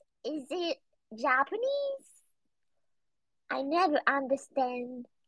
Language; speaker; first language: English; non-native, learner; Japanese